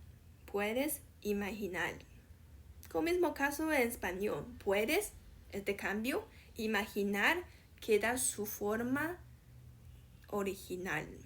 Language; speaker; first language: Spanish; non-native, fluent; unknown